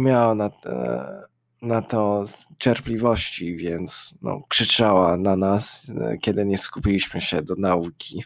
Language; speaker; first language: Polish; early bilingual, heritage; English